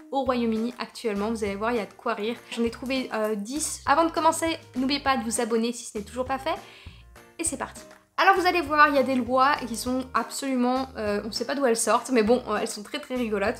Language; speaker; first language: French; native; French